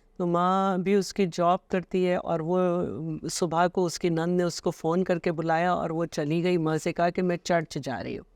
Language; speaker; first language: Urdu; native; Urdu